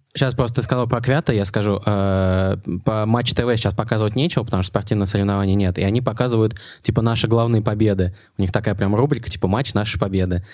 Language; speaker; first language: Russian; native; Russian